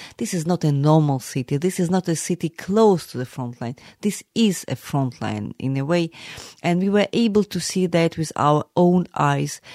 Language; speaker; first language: English; non-native, fluent; Ukrainian